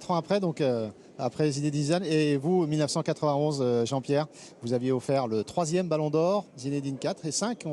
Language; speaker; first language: French; native; French